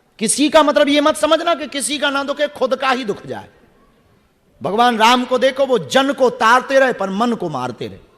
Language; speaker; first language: Hindi; native; Hindi